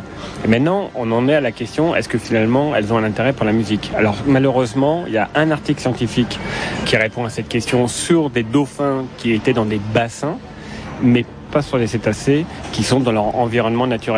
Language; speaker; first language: French; native; French